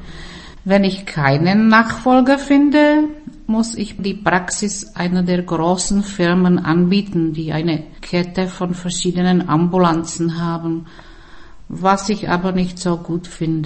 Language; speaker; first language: German; non-native, fluent; Czech